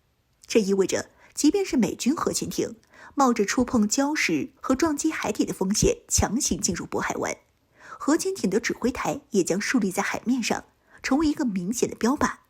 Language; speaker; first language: Chinese; native; Chinese